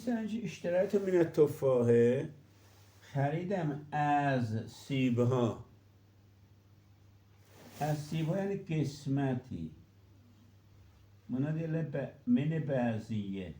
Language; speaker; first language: Persian; non-native, local second language; Azerbaijani